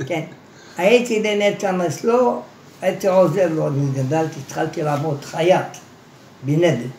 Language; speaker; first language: Hebrew; non-native, fluent; Arabic